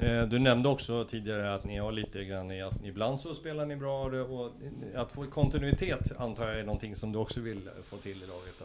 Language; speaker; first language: Swedish; native; Swedish